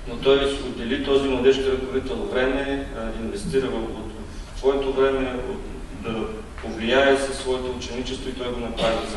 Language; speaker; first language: Bulgarian; native; Bulgarian